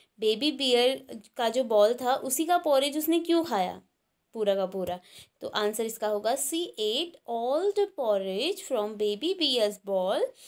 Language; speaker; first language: Hindi; native; Hindi